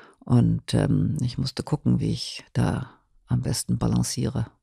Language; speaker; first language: German; native; German